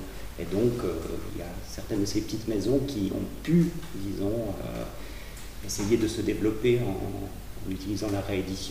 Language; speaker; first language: French; native; French